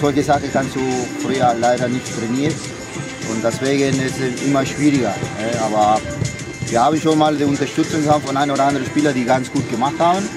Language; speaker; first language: German; non-native, fluent; Spanish